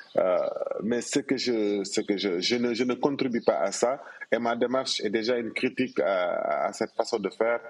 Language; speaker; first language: French; non-native, local second language; Wolof